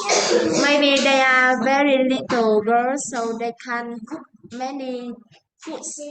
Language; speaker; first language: English; non-native, learner; Vietnamese